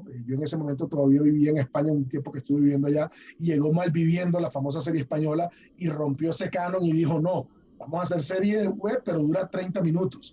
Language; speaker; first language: Spanish; native; Spanish